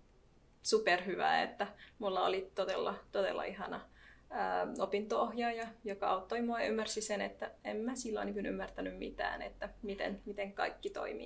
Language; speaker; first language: Finnish; non-native, fluent; Arabic